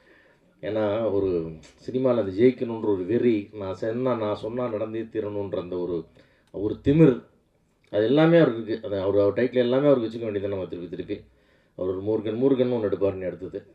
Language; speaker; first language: Tamil; native; Tamil